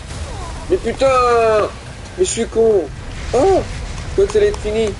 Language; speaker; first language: French; native; French